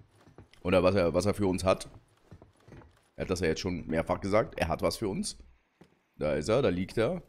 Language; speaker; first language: German; native; German